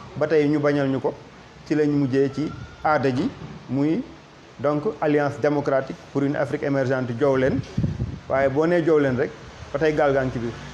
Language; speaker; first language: Wolof; native; Wolof